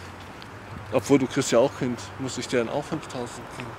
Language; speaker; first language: German; native; German